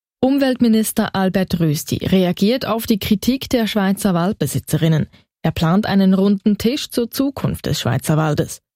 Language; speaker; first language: German; native; German